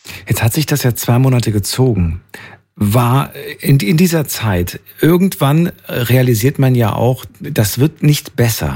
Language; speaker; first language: German; native; German